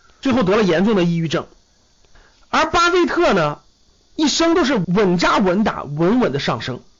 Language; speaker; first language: Chinese; native; Chinese